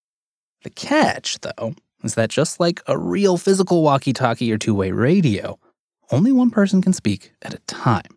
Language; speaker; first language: English; native; English